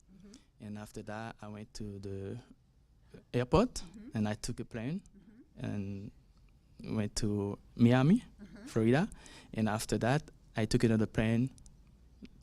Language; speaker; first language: English; non-native, learner; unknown